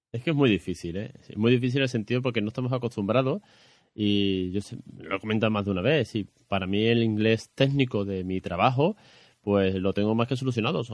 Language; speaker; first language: Spanish; native; Spanish